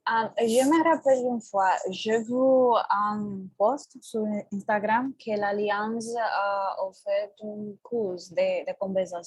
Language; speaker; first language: French; non-native, learner; Spanish